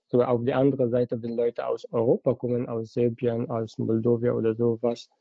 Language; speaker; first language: German; non-native, fluent; Arabic